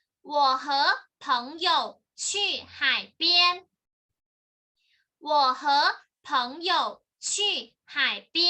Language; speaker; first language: Chinese; non-native, fluent; Thai